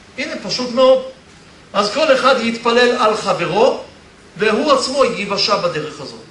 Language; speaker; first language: Hebrew; early bilingual, other home language; Polish